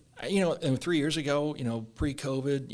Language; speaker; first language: English; native; English